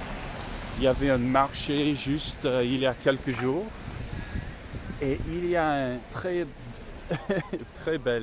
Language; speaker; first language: French; non-native, learner; English